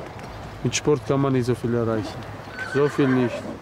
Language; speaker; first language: German; non-native, learner; Armenian